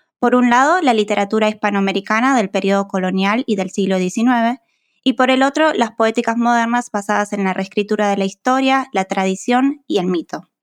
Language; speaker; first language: Spanish; native; Spanish